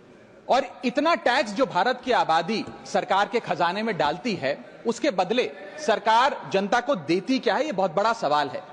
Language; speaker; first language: Hindi; native; Hindi